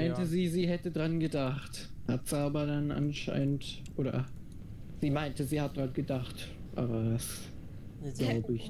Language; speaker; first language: German; native; German